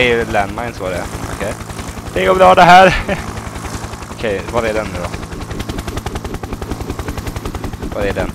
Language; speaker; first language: Swedish; native; Swedish